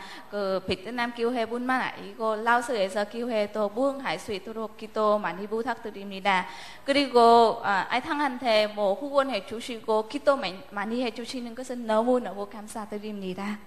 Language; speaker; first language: Korean; non-native, learner; Vietnamese